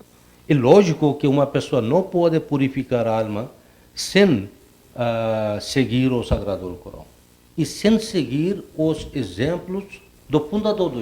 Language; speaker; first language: Portuguese; non-native, fluent; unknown